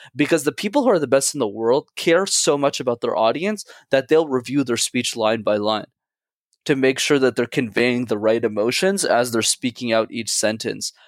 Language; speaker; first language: English; native; English